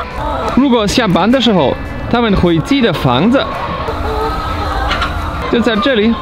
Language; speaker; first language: Chinese; non-native, fluent; German